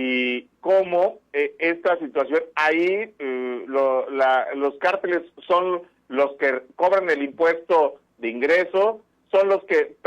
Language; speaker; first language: Spanish; native; Spanish